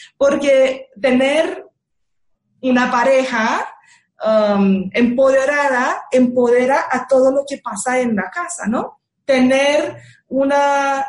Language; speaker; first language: Spanish; non-native, fluent; Romanian